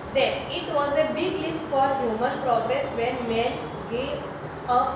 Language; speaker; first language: English; non-native, local second language; Gujarati